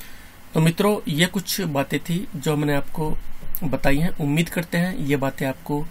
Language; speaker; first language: Hindi; native; Hindi